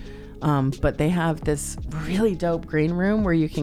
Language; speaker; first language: English; native; English